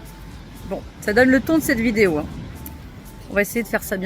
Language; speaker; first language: French; native; French